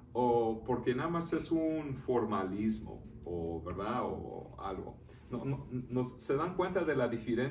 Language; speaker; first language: Spanish; early bilingual, heritage; Spanish